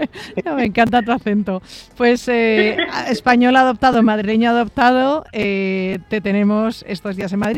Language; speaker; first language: Spanish; native; Spanish